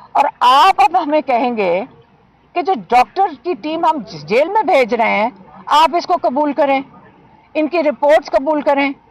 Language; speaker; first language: Urdu; native; Urdu